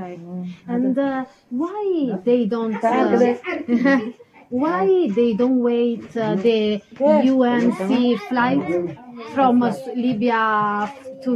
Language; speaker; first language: English; non-native, learner; Italian